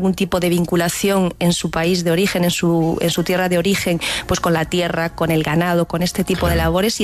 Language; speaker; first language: Spanish; native; Spanish